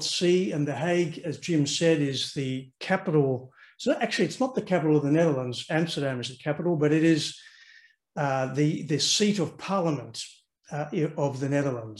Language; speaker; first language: English; native; English